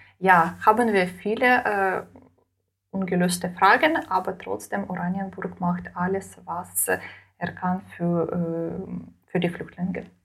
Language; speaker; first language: German; non-native, learner; Ukrainian